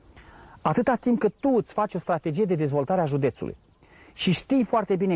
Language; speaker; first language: Romanian; native; Romanian